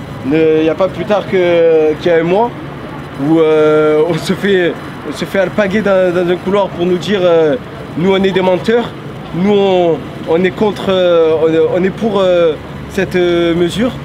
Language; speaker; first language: French; native; French